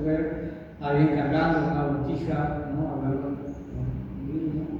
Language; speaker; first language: Spanish; native; Spanish